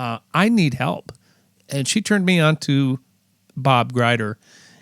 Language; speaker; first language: English; native; English